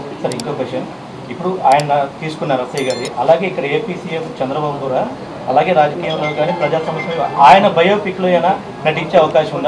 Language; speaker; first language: Telugu; native; Telugu